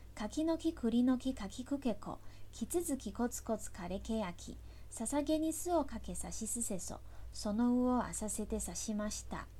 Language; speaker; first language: Japanese; non-native, fluent; Chinese